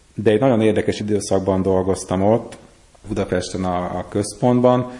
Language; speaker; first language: Hungarian; native; Hungarian